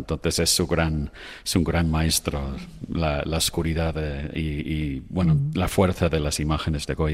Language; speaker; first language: Spanish; non-native, fluent; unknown